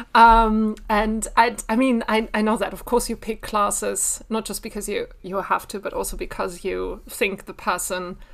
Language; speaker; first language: English; non-native, fluent; German